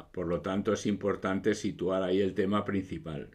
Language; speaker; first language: Spanish; native; Spanish